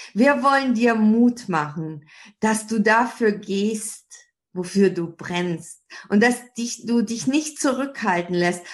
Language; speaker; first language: German; early bilingual, other home language; Hungarian